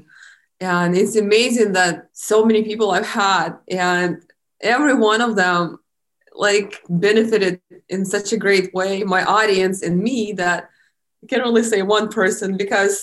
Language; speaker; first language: English; non-native, fluent; Russian